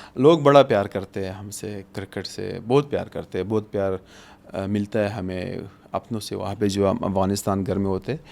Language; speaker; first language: Urdu; non-native, fluent; Pashto